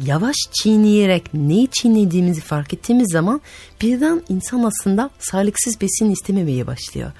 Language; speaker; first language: Turkish; non-native, fluent; French